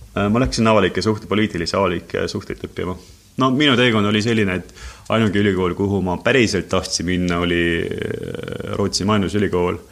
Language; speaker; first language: Estonian; non-native, local second language; Russian